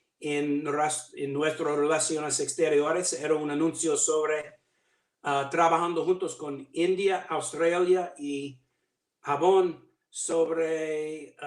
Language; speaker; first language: Spanish; non-native, learner; English